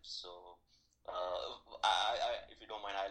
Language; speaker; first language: English; non-native, local second language; Telugu